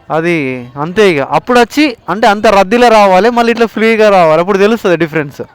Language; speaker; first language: Telugu; native; Telugu